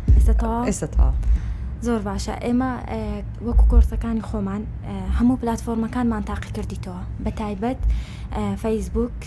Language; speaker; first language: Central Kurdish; non-native, local second language; Kurdish